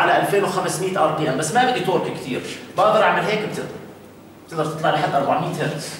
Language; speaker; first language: Arabic; native; Arabic